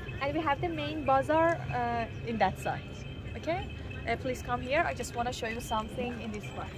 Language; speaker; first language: English; non-native, fluent; Persian